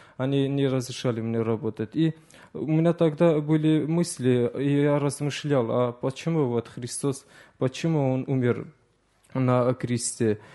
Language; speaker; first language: Russian; early bilingual, other home language; Azerbaijani